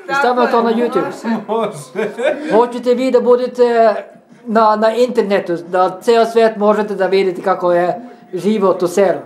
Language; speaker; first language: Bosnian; non-native, learner; Norwegian